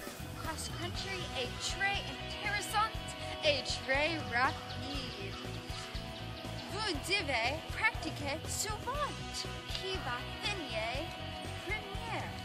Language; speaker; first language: French; non-native, learner; English